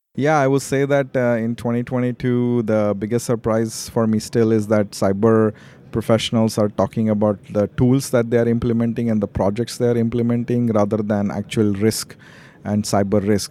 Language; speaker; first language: English; non-native, local second language; Marathi